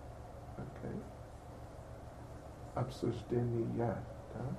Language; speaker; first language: Russian; non-native, learner; English